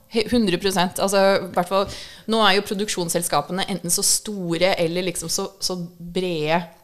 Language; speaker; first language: Norwegian; early bilingual, other home language; English